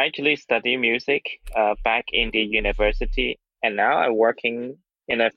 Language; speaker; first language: English; non-native, local second language; Cantonese